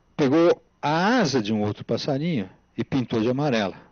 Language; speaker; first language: Portuguese; native; Portuguese